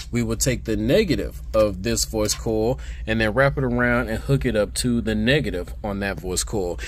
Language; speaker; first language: English; native; English